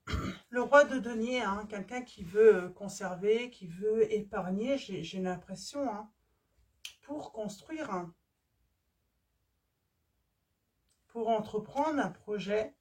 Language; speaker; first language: French; native; French